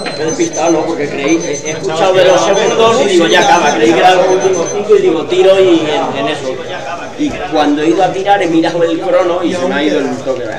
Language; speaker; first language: Spanish; native; Spanish